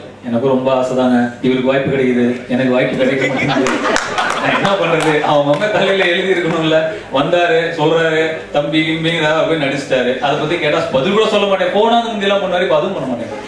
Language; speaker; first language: Tamil; native; Tamil